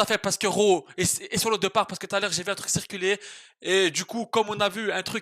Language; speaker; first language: French; native; French